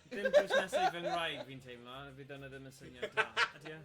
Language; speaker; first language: Welsh; native; Welsh